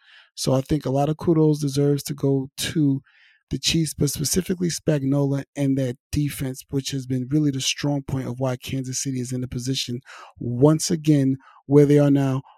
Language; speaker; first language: English; native; English